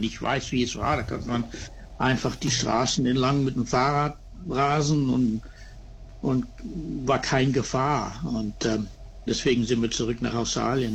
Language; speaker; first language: German; early bilingual, heritage; German